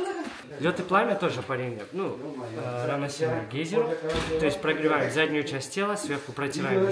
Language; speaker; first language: Russian; native; Russian